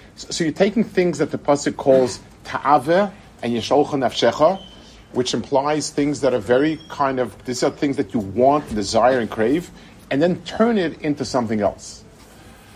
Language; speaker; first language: English; native; English